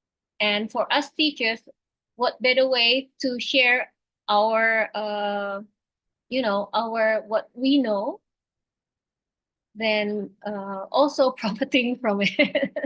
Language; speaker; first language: English; non-native, fluent; Indonesian